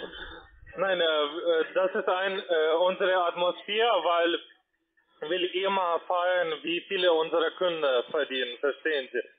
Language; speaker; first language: German; non-native, learner; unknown